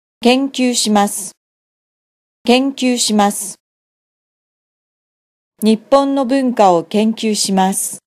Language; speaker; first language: Japanese; non-native, fluent; Vietnamese